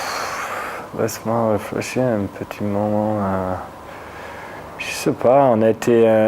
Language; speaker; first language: French; non-native, fluent; English